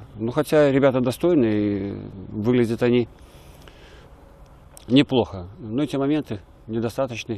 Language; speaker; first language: Russian; native; Russian